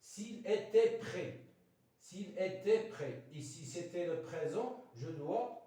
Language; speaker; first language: French; non-native, local second language; Arabic